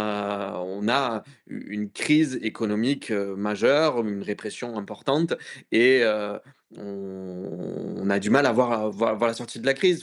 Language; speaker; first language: French; native; French